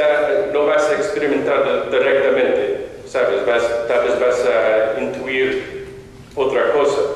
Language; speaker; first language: Spanish; non-native, fluent; English